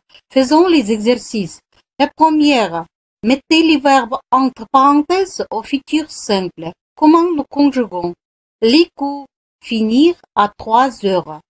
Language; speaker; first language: French; non-native, fluent; Kazakh